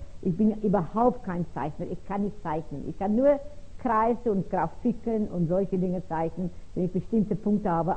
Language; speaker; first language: German; non-native, fluent; Afrikaans